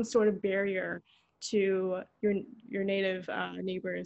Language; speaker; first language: English; early bilingual, other home language; Korean